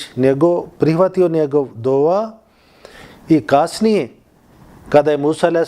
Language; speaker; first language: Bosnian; non-native, fluent; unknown